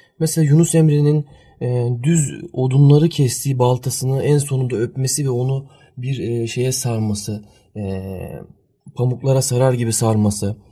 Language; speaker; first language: Turkish; early bilingual, heritage; Turkish